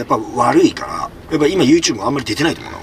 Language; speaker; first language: Japanese; native; Japanese